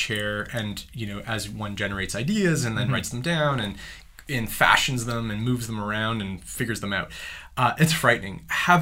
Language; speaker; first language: English; native; English